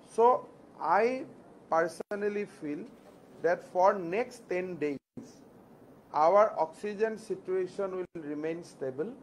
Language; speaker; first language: English; non-native, local second language; Assamese